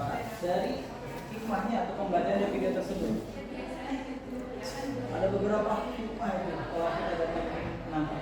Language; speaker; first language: Indonesian; native; Indonesian